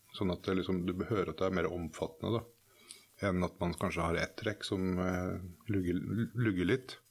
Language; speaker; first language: Norwegian; native; Norwegian